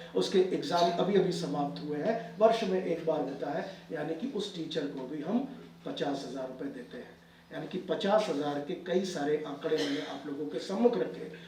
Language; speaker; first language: Hindi; native; Hindi